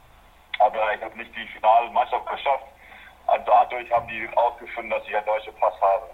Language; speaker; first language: German; non-native, fluent; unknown